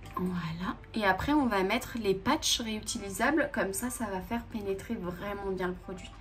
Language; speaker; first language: French; native; French